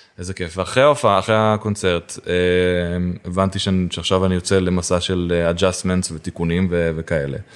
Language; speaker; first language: Hebrew; native; Hebrew